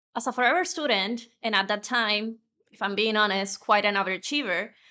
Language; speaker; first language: English; non-native, fluent; Spanish